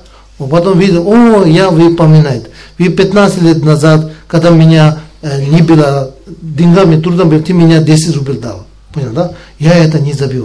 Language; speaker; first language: Russian; non-native, learner; Tibetan